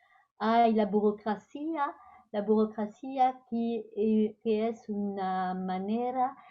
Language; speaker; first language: Spanish; non-native, learner; French